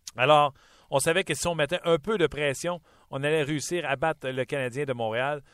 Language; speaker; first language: French; native; French